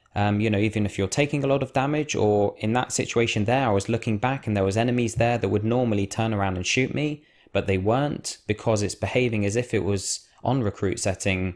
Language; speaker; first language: English; native; English